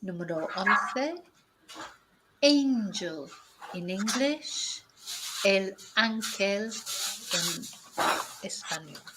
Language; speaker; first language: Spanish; non-native, fluent; English